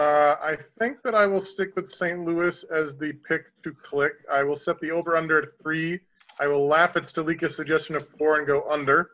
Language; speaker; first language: English; native; English